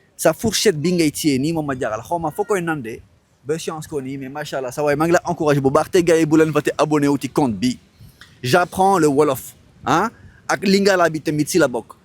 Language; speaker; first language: Wolof; non-native, fluent; French